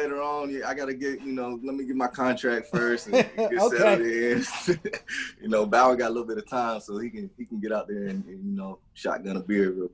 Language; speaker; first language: English; native; English